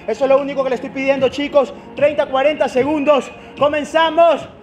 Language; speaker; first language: Spanish; early bilingual, heritage; Spanish